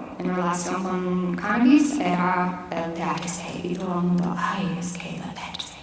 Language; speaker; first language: Spanish; non-native, fluent; English